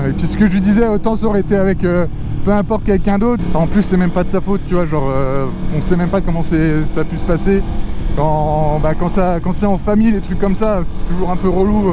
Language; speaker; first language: French; native; French